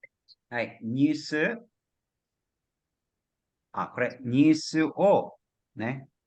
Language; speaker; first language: Japanese; non-native, fluent; Cebuano